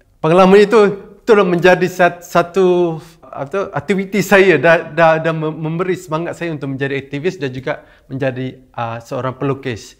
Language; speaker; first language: Malay; non-native, local second language; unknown